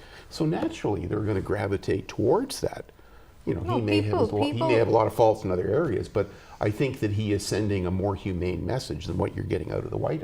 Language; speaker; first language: English; native; English